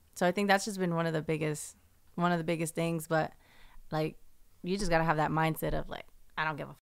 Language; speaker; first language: English; native; English